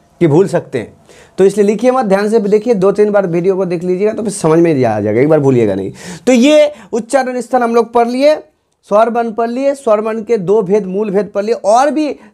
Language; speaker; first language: Hindi; non-native, local second language; Bangla